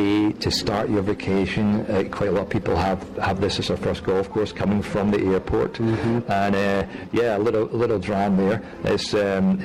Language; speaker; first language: English; native; English